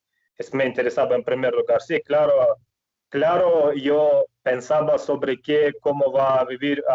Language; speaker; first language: Spanish; non-native, fluent; Russian